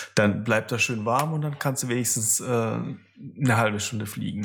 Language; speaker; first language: German; non-native, fluent; Russian